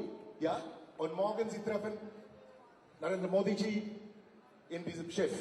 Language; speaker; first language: German; non-native, learner; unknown